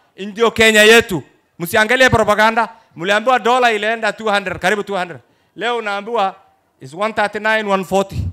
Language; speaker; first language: Swahili; non-native, local second language; Somali